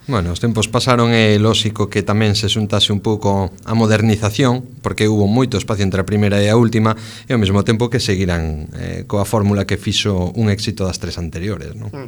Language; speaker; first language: Galician; non-native, local second language; Spanish